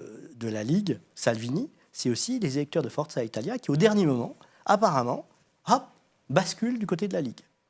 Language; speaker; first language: French; native; French